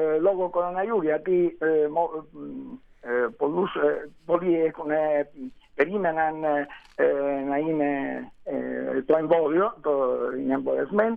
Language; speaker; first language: Greek; non-native, learner; Italian